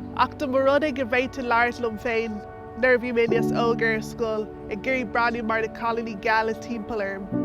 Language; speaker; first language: Irish; non-native, local second language; English